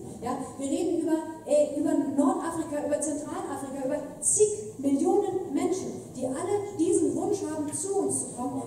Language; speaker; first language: German; native; German